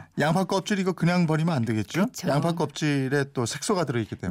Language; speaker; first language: Korean; native; Korean